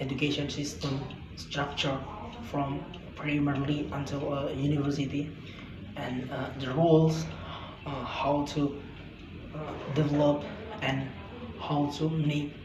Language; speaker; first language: English; non-native, learner; Indonesian